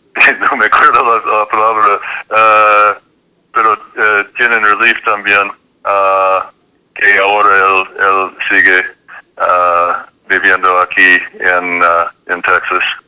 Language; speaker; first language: Spanish; non-native, fluent; English